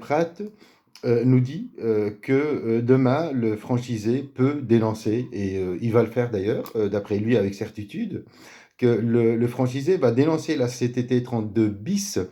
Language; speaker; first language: French; native; French